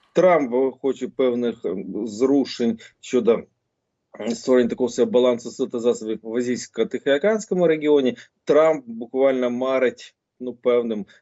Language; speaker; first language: Ukrainian; native; Ukrainian